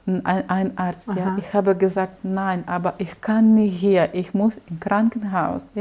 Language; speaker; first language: German; non-native, learner; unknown